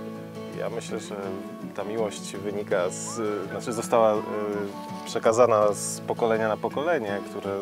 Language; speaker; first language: Polish; native; Polish